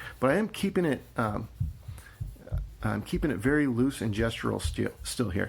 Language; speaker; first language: English; native; English